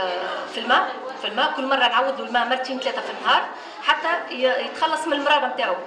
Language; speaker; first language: Arabic; native; Arabic